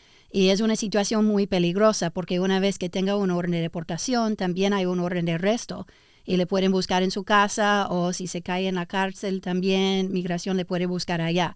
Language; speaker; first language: Spanish; early bilingual, heritage; English